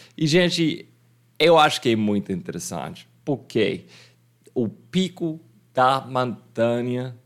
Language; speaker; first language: Portuguese; non-native, fluent; English